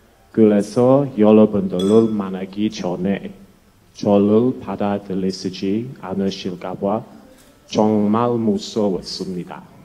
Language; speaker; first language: Korean; non-native, learner; English